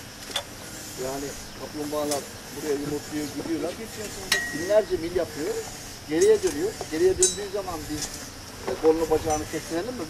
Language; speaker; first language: Turkish; native; Turkish